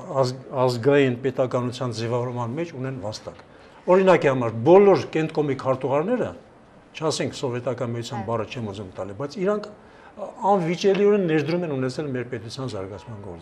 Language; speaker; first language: Armenian; native; Armenian